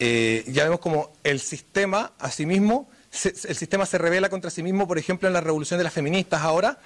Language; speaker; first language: Spanish; native; Spanish